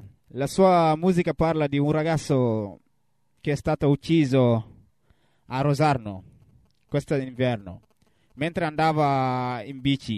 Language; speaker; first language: Italian; non-native, fluent; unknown